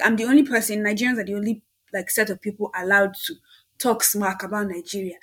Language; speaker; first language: English; non-native, local second language; Yoruba